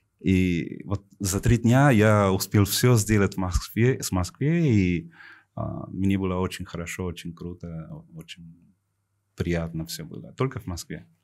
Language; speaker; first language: Russian; non-native, fluent; Spanish